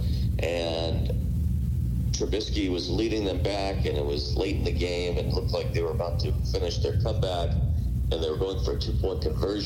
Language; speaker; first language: English; native; English